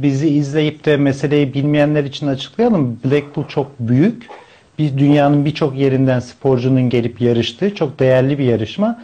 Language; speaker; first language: Turkish; native; Turkish